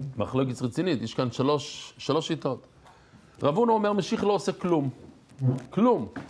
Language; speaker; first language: Hebrew; non-native, fluent; English